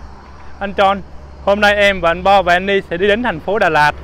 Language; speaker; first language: Vietnamese; non-native, learner; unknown